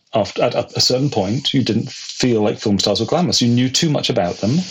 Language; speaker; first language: English; native; English